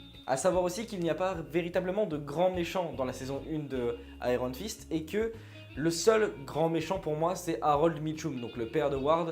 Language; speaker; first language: French; native; French